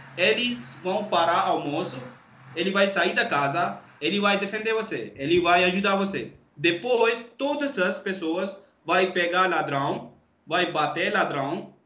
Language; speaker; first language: Portuguese; non-native, learner; Urdu